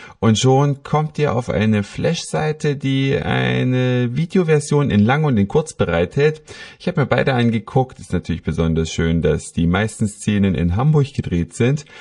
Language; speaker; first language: German; native; German